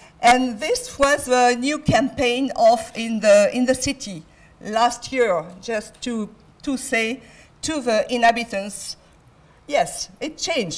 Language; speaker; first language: English; non-native, fluent; French